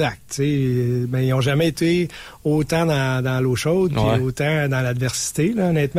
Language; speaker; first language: French; native; French